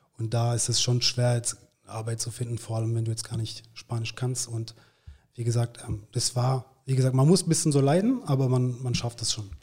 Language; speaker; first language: German; early bilingual, other home language; Turkish